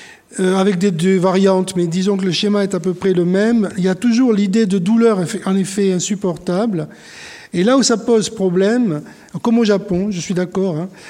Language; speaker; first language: French; native; French